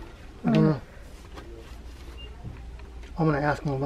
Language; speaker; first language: English; native; English